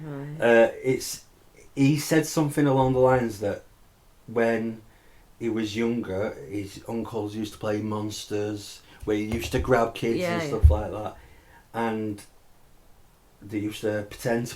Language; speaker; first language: English; native; English